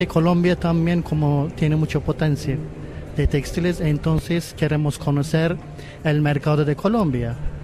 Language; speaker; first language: Spanish; non-native, fluent; Turkish